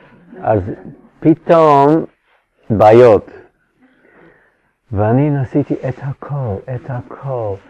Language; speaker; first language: Hebrew; non-native, fluent; English